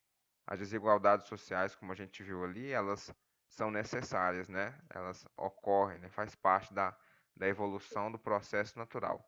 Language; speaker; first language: Portuguese; native; Portuguese